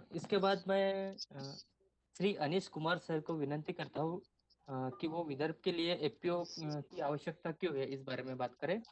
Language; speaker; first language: Hindi; non-native, local second language; Marathi